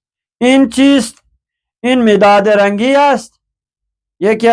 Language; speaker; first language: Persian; non-native, learner; Urdu